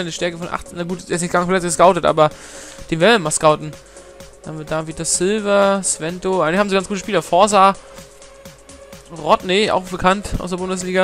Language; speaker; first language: German; native; German